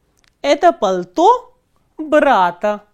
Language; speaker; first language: Russian; non-native, fluent; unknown